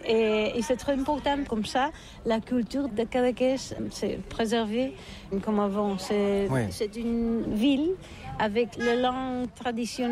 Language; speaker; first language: French; non-native, learner; Catalan